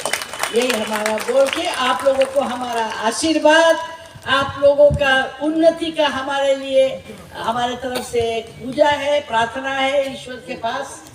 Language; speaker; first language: Hindi; non-native, local second language; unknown